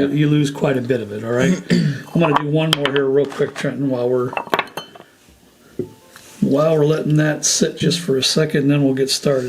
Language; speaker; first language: English; native; English